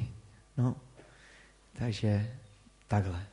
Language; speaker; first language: Czech; native; Czech